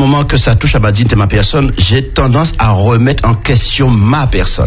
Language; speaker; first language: French; native; French